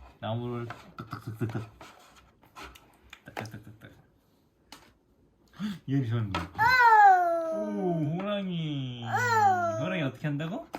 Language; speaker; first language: Korean; native; Korean